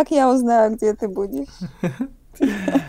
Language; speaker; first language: Russian; native; Russian